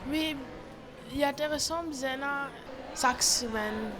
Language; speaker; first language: French; non-native, local second language; Morisyen